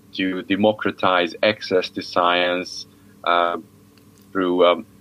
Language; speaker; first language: English; non-native, fluent; Hungarian